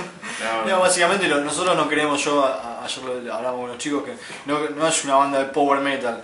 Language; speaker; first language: Spanish; native; Spanish